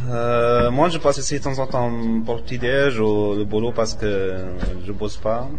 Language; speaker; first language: French; non-native, learner; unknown